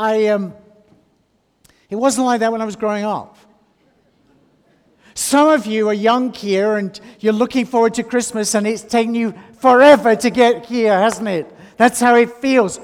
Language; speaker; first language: English; native; English